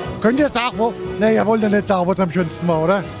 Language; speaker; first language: German; native; German